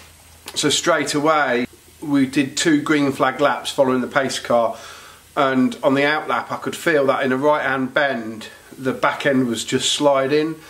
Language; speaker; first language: English; native; English